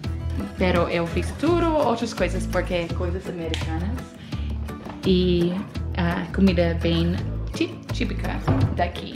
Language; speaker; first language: Portuguese; non-native, learner; English